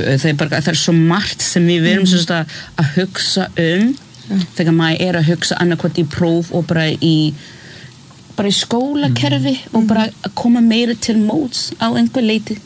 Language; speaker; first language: Icelandic; early bilingual, other home language; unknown